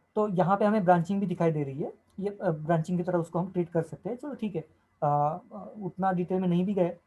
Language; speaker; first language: Hindi; non-native, local second language; Marathi